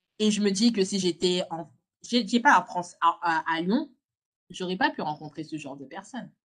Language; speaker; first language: French; native; French